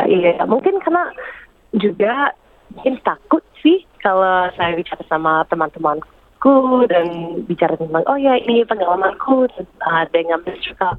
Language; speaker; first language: Indonesian; early bilingual, heritage; English